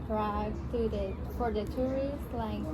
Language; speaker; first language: English; non-native, learner; Spanish